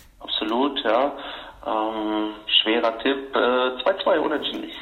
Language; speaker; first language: German; native; German